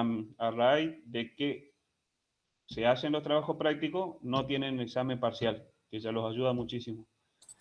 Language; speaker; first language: Spanish; native; Spanish